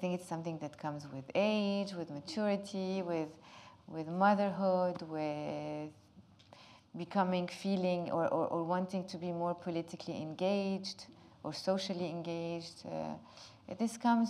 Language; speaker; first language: English; non-native, fluent; Arabic